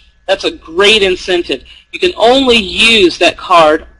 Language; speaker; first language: English; native; English